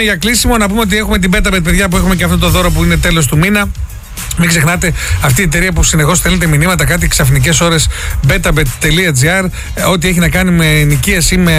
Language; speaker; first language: Greek; native; Greek